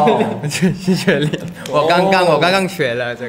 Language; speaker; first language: Chinese; non-native, learner; Thai